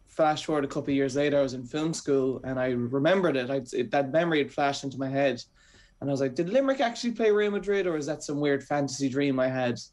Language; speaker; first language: English; native; English